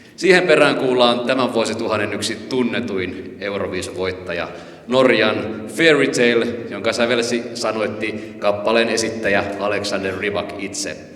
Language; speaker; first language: Finnish; native; Finnish